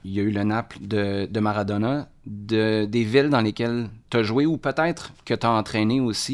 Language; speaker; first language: French; native; French